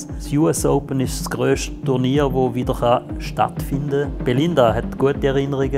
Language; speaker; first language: German; native; German